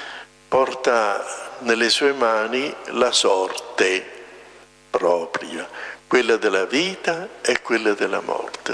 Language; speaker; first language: Italian; native; Italian